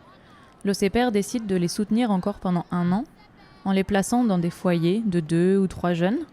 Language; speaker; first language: French; native; French